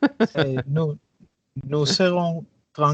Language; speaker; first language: French; non-native, learner; English